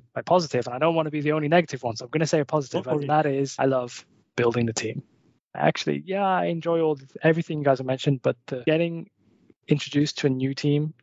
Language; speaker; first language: English; native; English